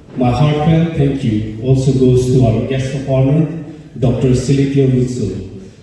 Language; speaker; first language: English; non-native, local second language; Nepali